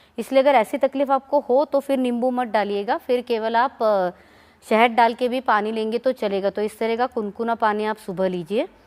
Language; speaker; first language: Hindi; non-native, local second language; Marathi